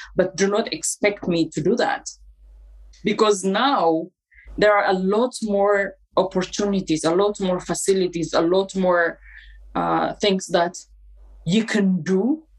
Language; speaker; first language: English; non-native, fluent; Amharic